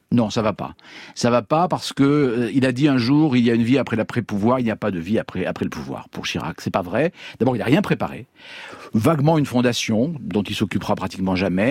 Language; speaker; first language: French; native; French